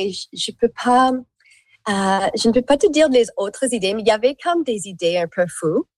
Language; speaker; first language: French; non-native, local second language; English